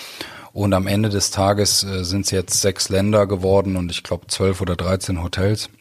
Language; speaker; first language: German; native; German